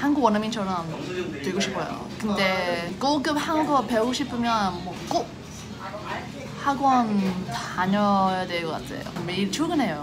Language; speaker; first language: Korean; non-native, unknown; English